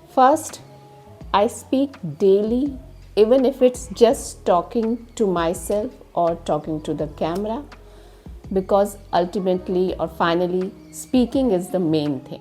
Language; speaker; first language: English; non-native, learner; Hindi